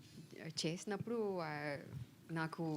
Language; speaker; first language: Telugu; non-native, fluent; Tamil